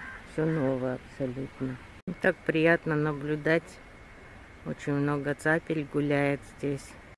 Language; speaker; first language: Russian; native; Russian